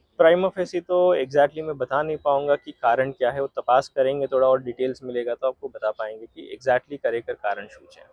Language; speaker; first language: Hindi; non-native, local second language; Gujarati